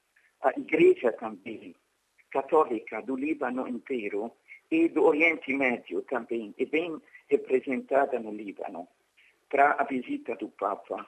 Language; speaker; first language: Portuguese; non-native, fluent; Arabic